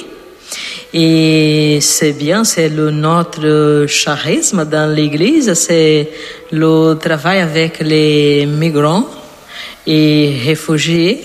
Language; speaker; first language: French; non-native, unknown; Portuguese